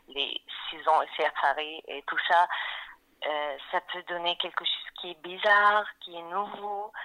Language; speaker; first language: French; non-native, fluent; Arabic